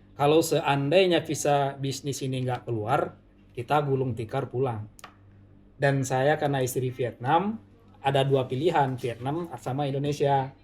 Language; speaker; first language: Indonesian; non-native, local second language; Minangkabau